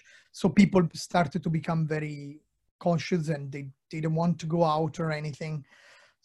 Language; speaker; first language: English; non-native, fluent; Italian